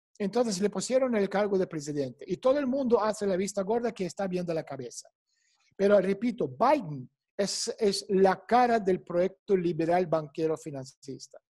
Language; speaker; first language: Spanish; non-native, fluent; Russian